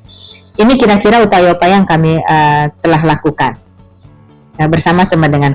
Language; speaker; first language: Indonesian; native; Indonesian